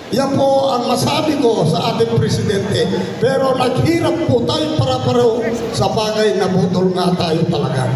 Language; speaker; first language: Filipino; non-native, local second language; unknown